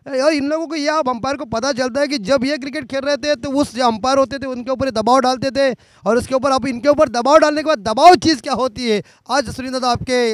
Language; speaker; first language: Hindi; non-native, local second language; Marathi